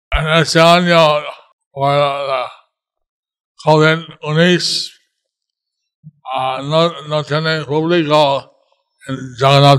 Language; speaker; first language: Spanish; non-native, learner; English